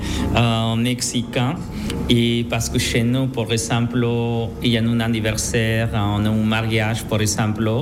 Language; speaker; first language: French; non-native, learner; Spanish